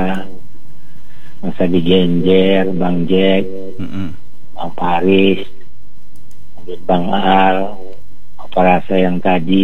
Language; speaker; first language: Indonesian; non-native, local second language; Minangkabau